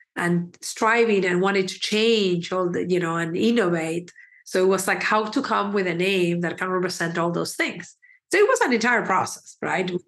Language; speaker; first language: English; early bilingual, other home language; Spanish